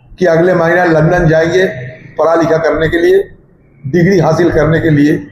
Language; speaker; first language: Hindi; non-native, local second language; Bangla